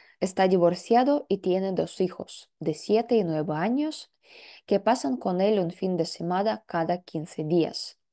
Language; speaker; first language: Spanish; non-native, fluent; Russian